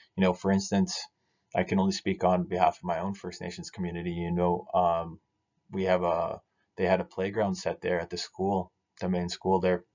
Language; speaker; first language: English; native; English